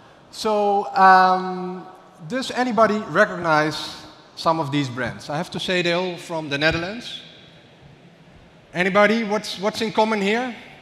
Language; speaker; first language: English; non-native, fluent; Dutch